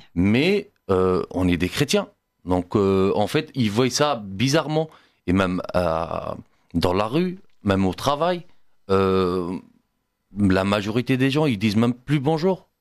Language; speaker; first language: French; non-native, fluent; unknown